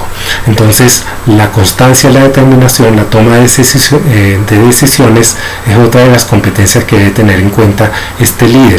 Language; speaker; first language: Spanish; native; Spanish